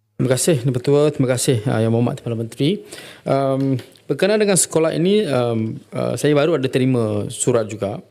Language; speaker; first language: Malay; non-native, local second language; Tamil